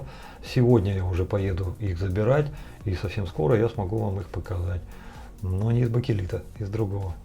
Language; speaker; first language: Russian; native; Russian